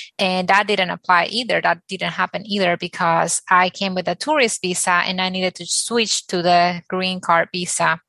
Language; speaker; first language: English; non-native, fluent; Spanish